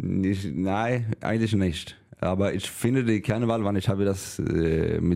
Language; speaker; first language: German; non-native, learner; Swedish